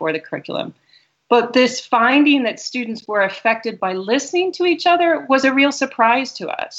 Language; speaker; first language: English; native; English